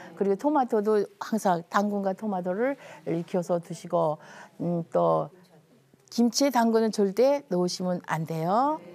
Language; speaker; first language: Korean; native; Korean